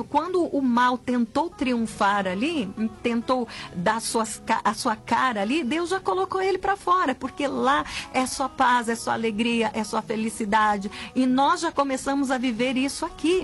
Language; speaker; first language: Portuguese; native; Portuguese